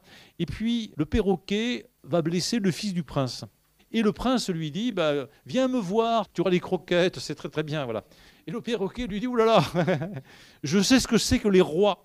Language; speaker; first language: French; native; French